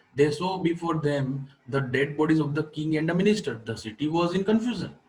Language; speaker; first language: English; non-native, local second language; Gujarati